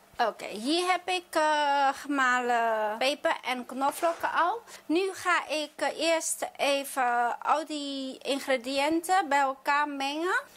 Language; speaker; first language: Dutch; non-native, fluent; Chinese